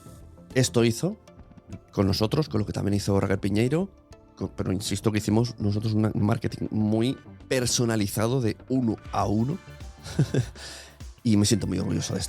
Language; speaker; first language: Spanish; native; Spanish